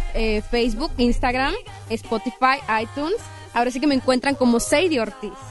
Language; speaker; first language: Spanish; native; Spanish